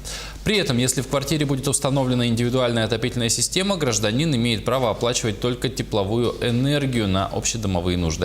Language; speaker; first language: Russian; native; Russian